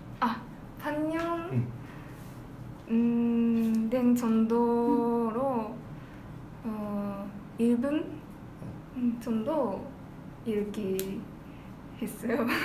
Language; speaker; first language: Korean; non-native, learner; Japanese